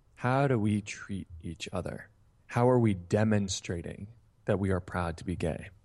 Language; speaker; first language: English; native; English